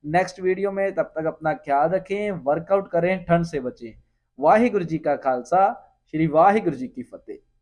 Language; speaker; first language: Hindi; non-native, local second language; Punjabi